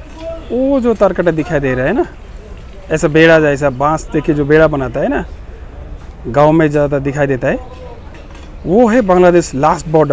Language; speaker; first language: Hindi; non-native, local second language; Bangla